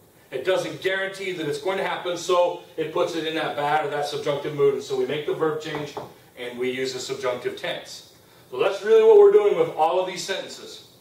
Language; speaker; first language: English; native; English